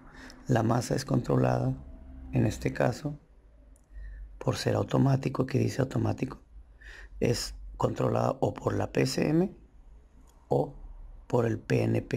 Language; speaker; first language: Spanish; native; Spanish